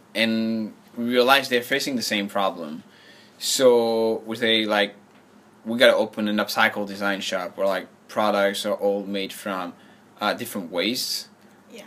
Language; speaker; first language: English; non-native, fluent; French